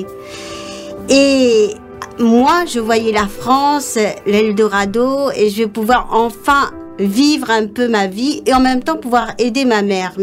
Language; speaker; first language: French; non-native, local second language; Morisyen